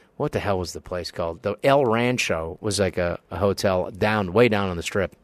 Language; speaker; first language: English; early bilingual, other home language; Filipino